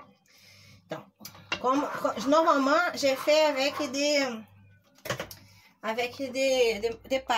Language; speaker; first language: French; non-native, learner; Portuguese